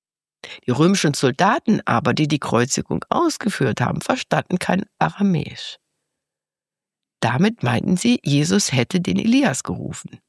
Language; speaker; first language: German; native; German